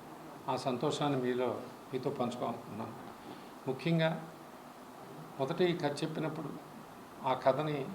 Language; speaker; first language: Telugu; native; Telugu